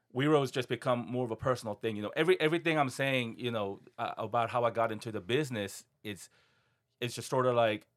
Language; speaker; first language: English; non-native, fluent; Korean